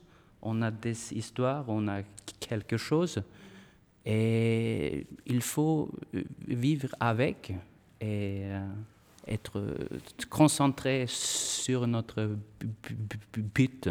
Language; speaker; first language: French; non-native, fluent; Swedish